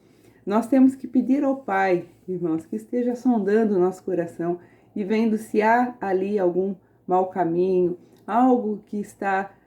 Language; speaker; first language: Portuguese; native; Portuguese